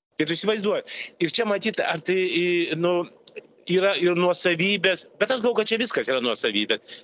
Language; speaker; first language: Lithuanian; non-native, local second language; Russian